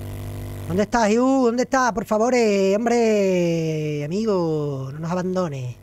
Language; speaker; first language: Spanish; native; Spanish